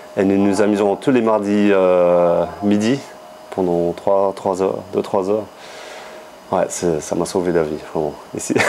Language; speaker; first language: French; non-native, fluent; English